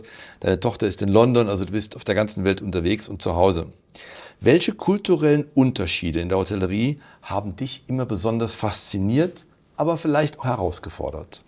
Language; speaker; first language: German; native; German